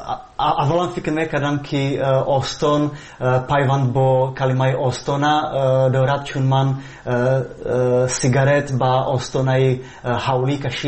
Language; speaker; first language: Persian; non-native, fluent; Czech